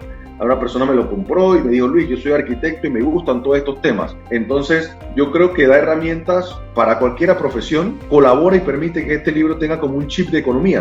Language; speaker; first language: Spanish; native; Spanish